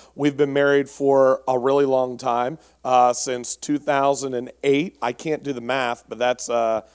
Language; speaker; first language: English; native; English